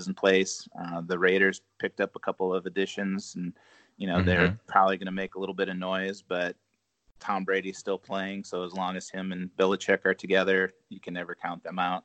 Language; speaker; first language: English; native; English